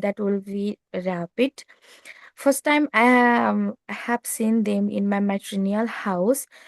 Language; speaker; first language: English; non-native, learner; Nepali